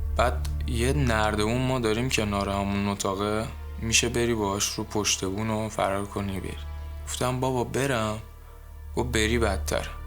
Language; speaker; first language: Persian; native; Persian